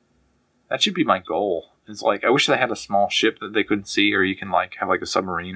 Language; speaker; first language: English; native; English